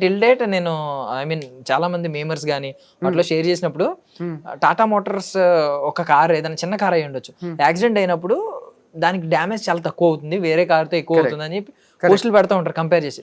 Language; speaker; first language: Telugu; native; Telugu